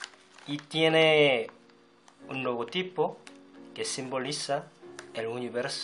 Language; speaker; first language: Spanish; non-native, fluent; Korean